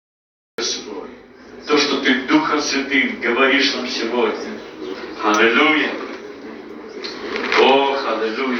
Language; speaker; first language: Russian; native; Russian